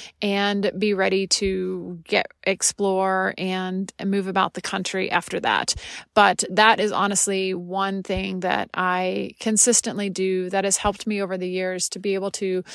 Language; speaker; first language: English; native; English